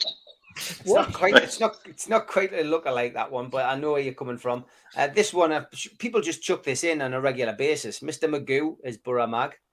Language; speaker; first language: English; native; English